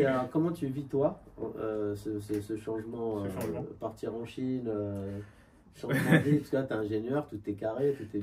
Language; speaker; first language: French; native; French